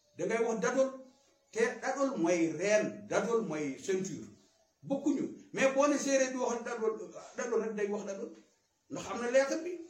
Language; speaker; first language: Wolof; non-native, local second language; Fula